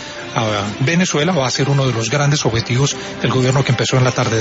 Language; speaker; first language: Spanish; native; Spanish